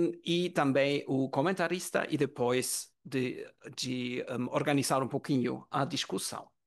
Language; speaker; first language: Portuguese; non-native, learner; German